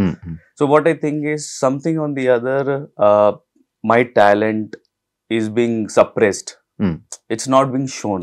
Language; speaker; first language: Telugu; non-native, local second language; Urdu